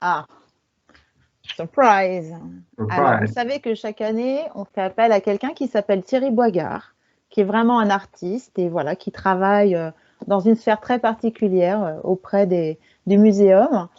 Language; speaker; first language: French; native; French